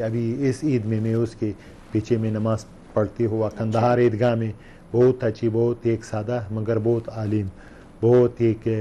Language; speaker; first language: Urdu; non-native, learner; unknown